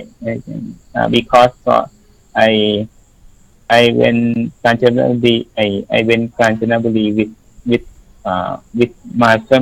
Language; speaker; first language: English; non-native, learner; Thai